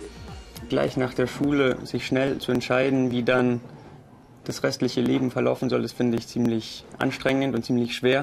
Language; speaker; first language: German; native; German